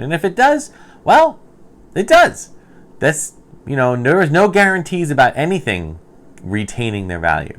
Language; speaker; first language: English; native; English